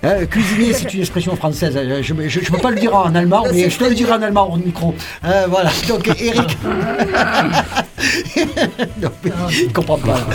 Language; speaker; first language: French; native; French